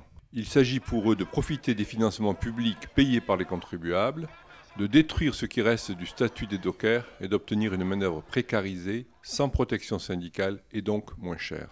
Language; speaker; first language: French; native; French